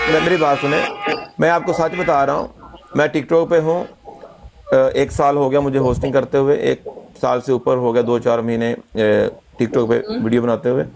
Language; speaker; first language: Urdu; non-native, local second language; Punjabi